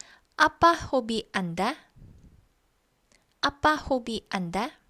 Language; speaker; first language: Indonesian; non-native, fluent; Korean